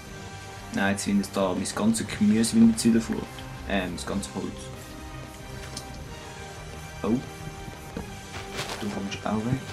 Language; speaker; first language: German; native; German